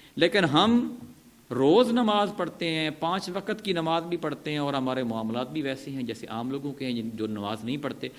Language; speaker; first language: Urdu; non-native, local second language; Punjabi